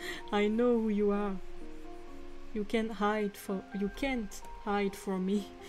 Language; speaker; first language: English; non-native, fluent; French